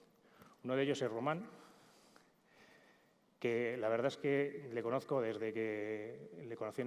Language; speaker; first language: Spanish; native; Spanish